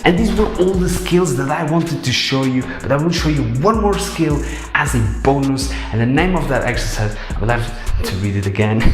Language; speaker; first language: English; non-native, fluent; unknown